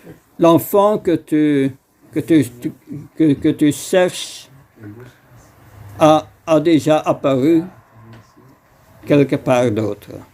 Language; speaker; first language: French; non-native, fluent; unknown